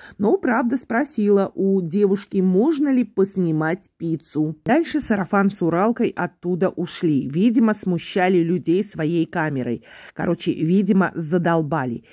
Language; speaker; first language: Russian; native; Russian